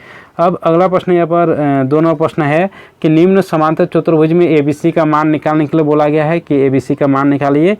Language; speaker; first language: Hindi; native; Hindi